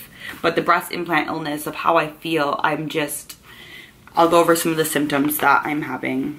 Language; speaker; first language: English; native; English